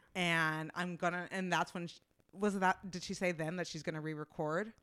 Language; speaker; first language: English; native; English